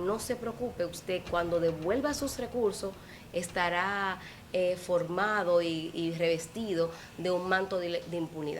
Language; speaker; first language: Spanish; native; Spanish